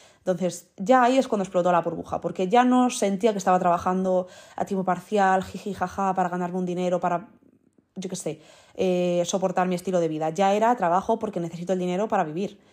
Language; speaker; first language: Spanish; early bilingual, other home language; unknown